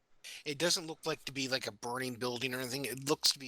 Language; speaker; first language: English; native; English